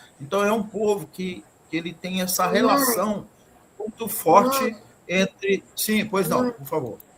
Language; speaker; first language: Portuguese; native; Portuguese